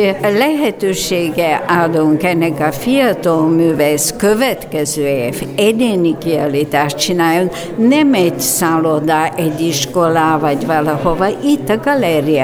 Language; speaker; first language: Hungarian; non-native, fluent; Bulgarian